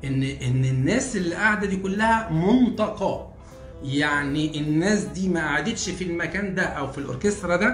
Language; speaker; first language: Arabic; native; Arabic